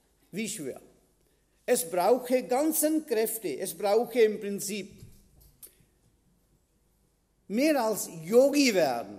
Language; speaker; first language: German; non-native, fluent; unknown